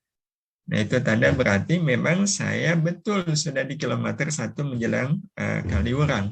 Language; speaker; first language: Indonesian; native; Indonesian